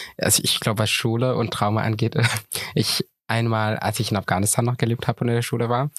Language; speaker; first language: German; early bilingual, other home language; Persian